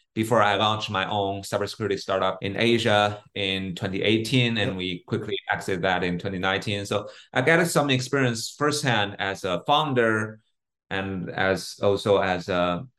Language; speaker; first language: English; non-native, fluent; Chinese